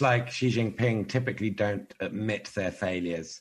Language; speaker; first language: English; native; English